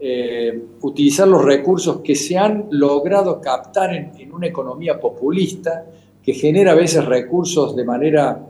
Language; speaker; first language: Spanish; native; Spanish